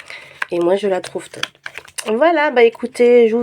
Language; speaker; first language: French; native; French